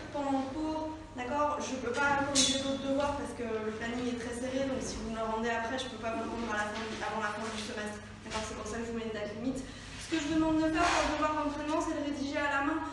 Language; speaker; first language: French; native; French